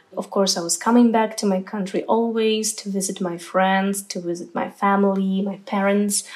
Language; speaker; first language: English; non-native, fluent; Ukrainian